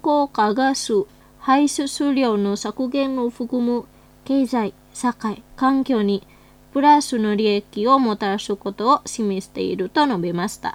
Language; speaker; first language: Japanese; non-native, fluent; Indonesian